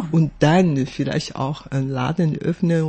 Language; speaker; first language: German; non-native, fluent; Chinese